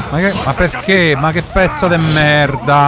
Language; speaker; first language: Italian; native; Italian